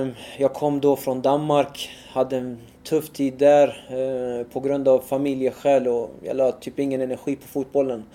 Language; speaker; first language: Swedish; early bilingual, other home language; Arabic